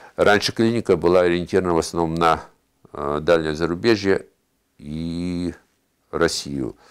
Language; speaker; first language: Russian; native; Russian